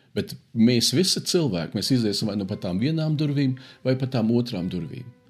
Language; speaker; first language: Latvian; early bilingual, heritage; Latvian